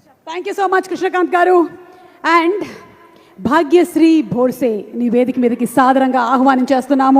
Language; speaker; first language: Telugu; native; Telugu